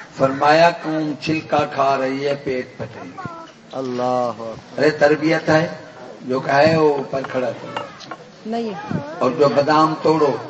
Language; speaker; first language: Urdu; non-native, local second language; Punjabi